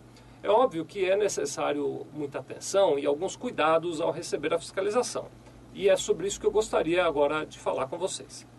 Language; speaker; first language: Portuguese; native; Portuguese